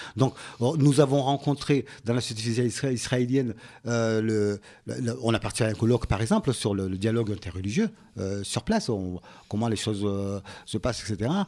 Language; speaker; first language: French; early bilingual, other home language; Ngazidja Comorian